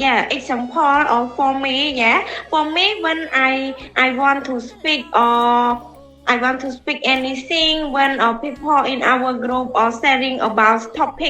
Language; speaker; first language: English; non-native, learner; Khmer